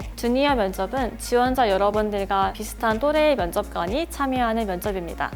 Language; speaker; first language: Korean; native; Korean